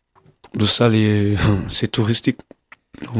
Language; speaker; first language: French; non-native, learner; Kabuverdianu